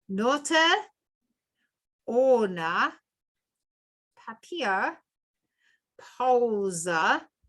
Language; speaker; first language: German; non-native, fluent; English